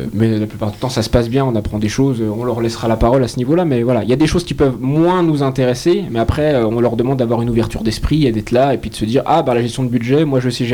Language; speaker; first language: French; native; French